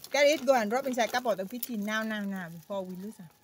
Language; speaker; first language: English; non-native, learner; Vietnamese